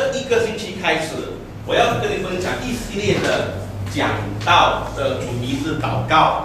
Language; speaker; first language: Chinese; native; Chinese